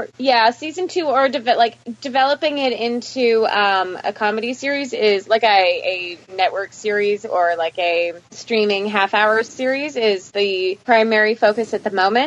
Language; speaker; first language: English; native; English